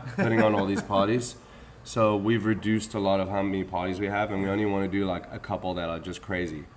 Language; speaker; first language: English; native; English